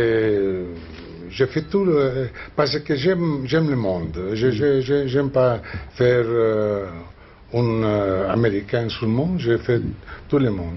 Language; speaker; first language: French; non-native, learner; Spanish